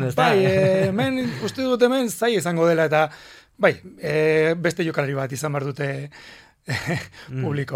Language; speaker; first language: Basque; non-native, local second language; Spanish